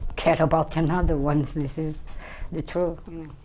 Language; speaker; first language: English; non-native, fluent; Portuguese